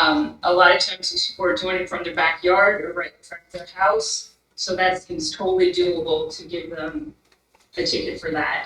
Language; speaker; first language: English; native; English